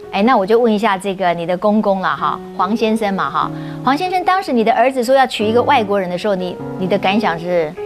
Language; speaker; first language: Chinese; native; Chinese